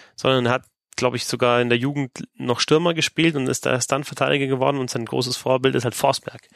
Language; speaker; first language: German; native; German